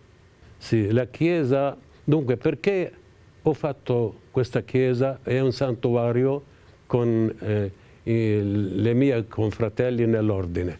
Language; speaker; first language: Italian; non-native, fluent; Arabic